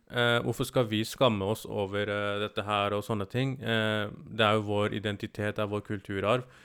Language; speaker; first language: Norwegian; early bilingual, other home language; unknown